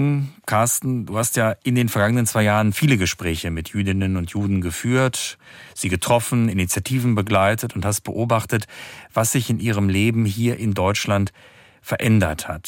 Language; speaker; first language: German; native; German